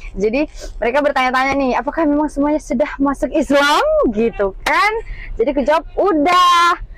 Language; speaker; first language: Indonesian; native; Indonesian